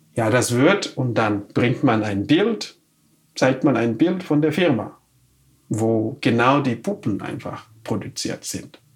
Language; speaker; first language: German; non-native, fluent; Wolof